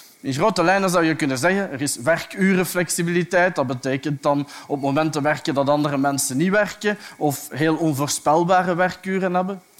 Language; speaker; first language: Dutch; native; Dutch